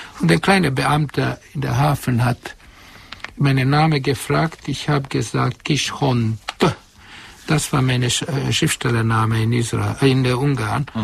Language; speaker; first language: German; non-native, fluent; Hungarian